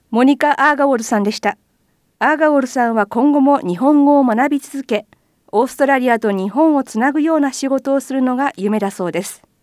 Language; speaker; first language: Japanese; native; Japanese